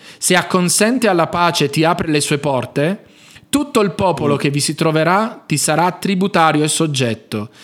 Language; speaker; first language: Italian; native; Italian